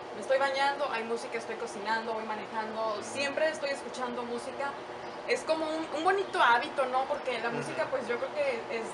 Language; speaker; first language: Spanish; native; Spanish